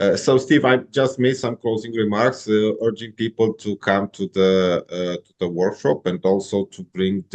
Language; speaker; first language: English; non-native, fluent; Romanian